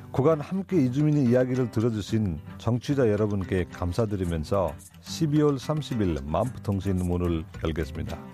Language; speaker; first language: Korean; non-native, fluent; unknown